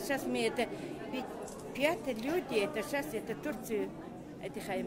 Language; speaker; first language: Russian; non-native, learner; Mongolian